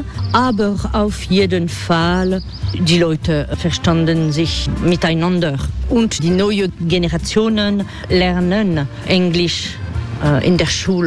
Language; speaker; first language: German; non-native, fluent; French